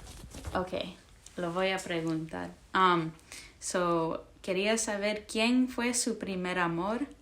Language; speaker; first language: Spanish; early bilingual, heritage; English